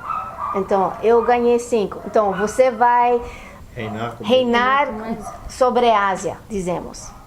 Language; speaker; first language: Portuguese; non-native, fluent; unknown